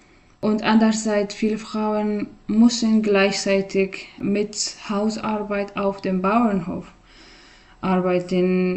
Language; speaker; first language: German; non-native, learner; Persian